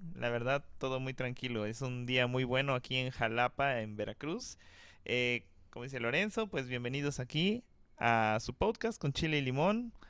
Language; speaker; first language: Spanish; native; Spanish